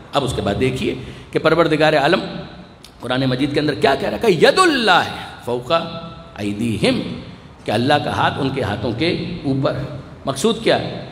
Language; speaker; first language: Urdu; non-native, local second language; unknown